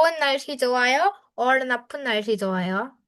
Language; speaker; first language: Korean; non-native, fluent; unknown